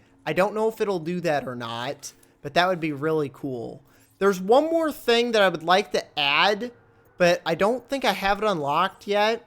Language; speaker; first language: English; native; English